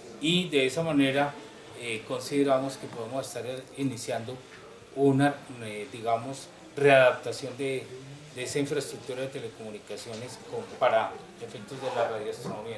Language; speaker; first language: Spanish; native; Spanish